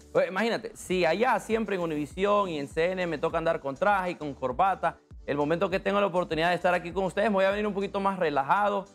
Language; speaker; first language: Spanish; early bilingual, heritage; Spanish